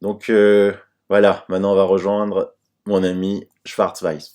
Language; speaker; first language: French; native; French